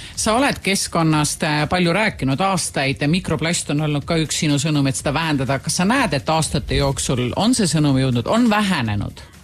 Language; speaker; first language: Estonian; native; Estonian